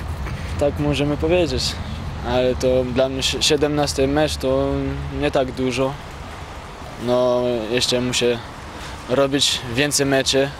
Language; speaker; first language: Polish; early bilingual, heritage; French